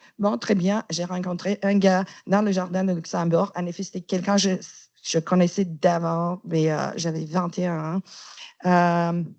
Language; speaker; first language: French; non-native, fluent; Romanian